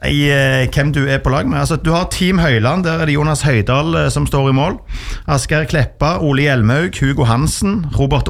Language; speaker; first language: Norwegian; native; Norwegian